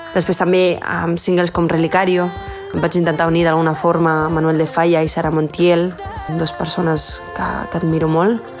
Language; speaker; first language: Catalan; early bilingual, other home language; Spanish